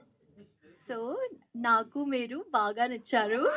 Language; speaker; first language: Telugu; non-native, learner; Hindi